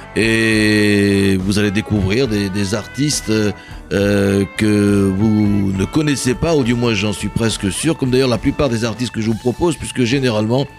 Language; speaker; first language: French; native; French